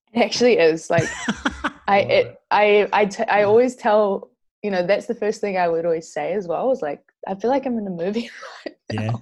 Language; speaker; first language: English; native; English